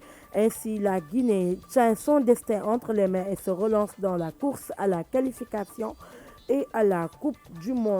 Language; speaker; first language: French; non-native, local second language; Wolof